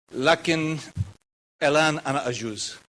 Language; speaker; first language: Arabic; non-native, learner; English